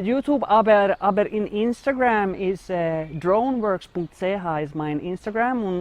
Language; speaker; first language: German; non-native, learner; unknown